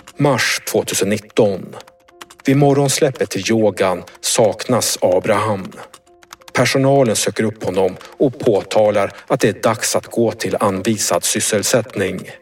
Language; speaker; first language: Swedish; native; Swedish